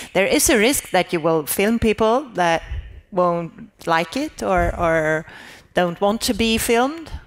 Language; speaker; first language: English; non-native, fluent; Swedish